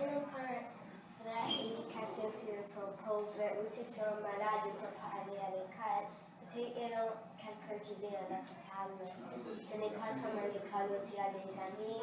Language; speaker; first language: French; early bilingual, other home language; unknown